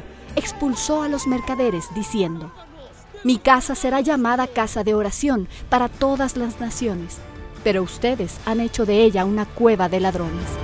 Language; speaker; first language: Spanish; native; Spanish